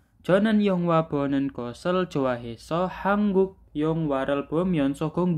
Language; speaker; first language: Korean; non-native, learner; Indonesian